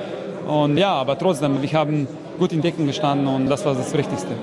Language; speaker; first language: German; non-native, learner; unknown